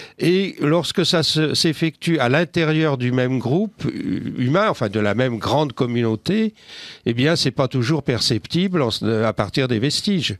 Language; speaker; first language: French; native; French